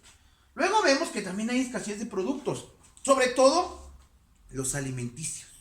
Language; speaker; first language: Spanish; native; Spanish